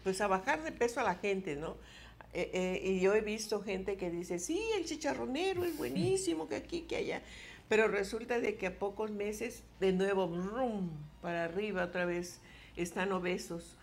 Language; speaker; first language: Spanish; native; Spanish